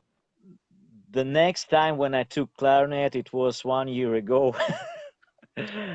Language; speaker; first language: English; non-native, learner; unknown